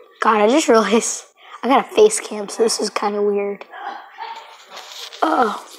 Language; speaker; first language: English; native; English